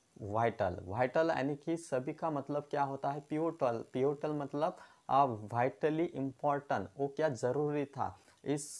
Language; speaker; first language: Hindi; non-native, local second language; Marathi